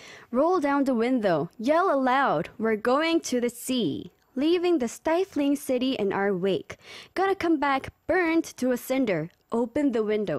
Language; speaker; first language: English; early bilingual, other home language; Korean